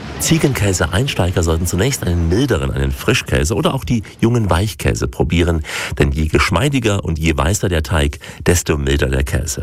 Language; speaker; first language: German; native; German